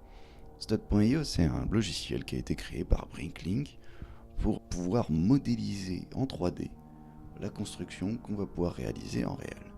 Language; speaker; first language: French; native; French